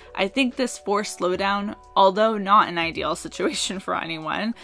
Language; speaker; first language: English; native; English